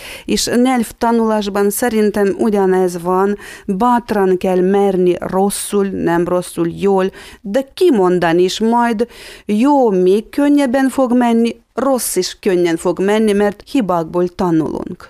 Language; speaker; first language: Hungarian; non-native, fluent; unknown